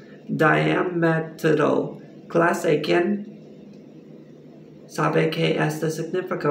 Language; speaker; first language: Spanish; non-native, learner; English